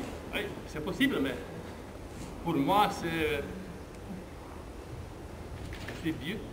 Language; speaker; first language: French; non-native, learner; Romanian